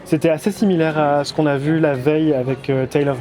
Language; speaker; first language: French; native; French